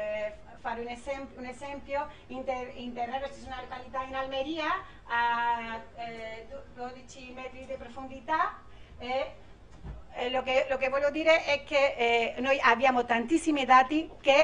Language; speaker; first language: Italian; non-native, learner; Spanish